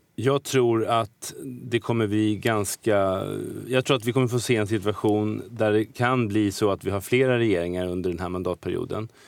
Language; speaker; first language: Swedish; native; Swedish